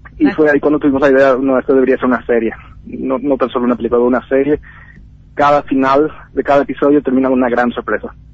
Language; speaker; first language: Spanish; early bilingual, heritage; Spanish